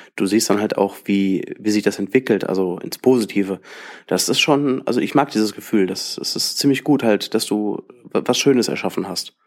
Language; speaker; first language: German; native; German